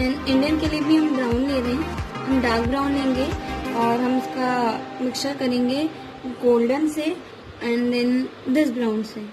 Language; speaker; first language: Hindi; native; Hindi